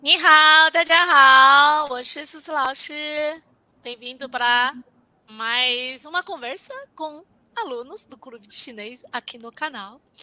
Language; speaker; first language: Portuguese; non-native, fluent; Chinese